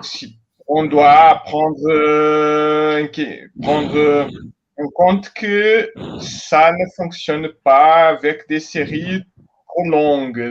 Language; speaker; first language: French; non-native, fluent; Portuguese